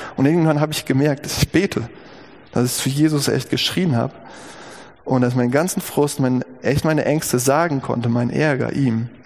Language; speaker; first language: German; native; German